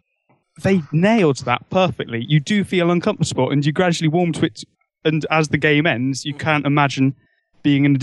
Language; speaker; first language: English; native; English